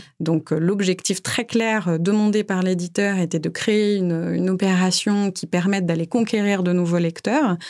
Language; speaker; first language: French; native; French